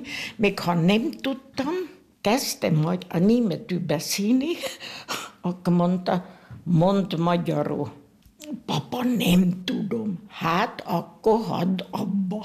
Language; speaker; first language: Hungarian; non-native, local second language; German